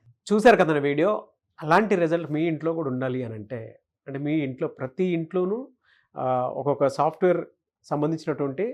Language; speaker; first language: Telugu; native; Telugu